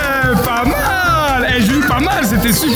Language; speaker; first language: French; native; French